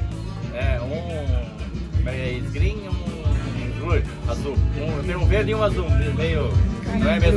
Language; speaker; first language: Portuguese; native; Portuguese